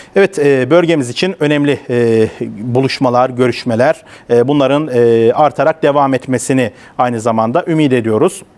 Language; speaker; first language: Turkish; native; Turkish